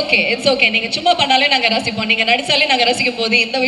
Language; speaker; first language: Tamil; native; Tamil